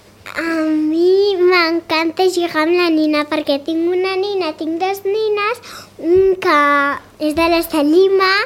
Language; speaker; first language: Catalan; non-native, local second language; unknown